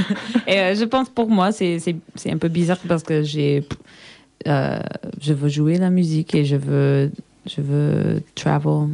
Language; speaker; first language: French; non-native, learner; English